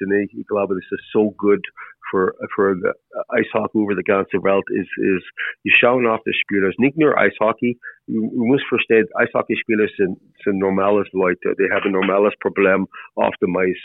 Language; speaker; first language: German; non-native, learner; English